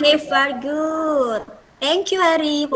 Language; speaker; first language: English; non-native, fluent; Indonesian